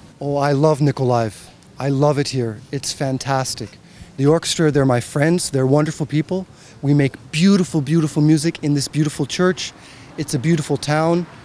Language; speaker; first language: English; non-native, fluent; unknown